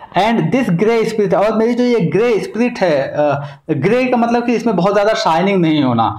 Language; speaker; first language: Hindi; native; Hindi